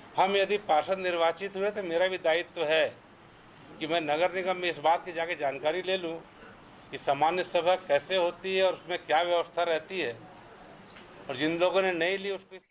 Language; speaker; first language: Hindi; native; Hindi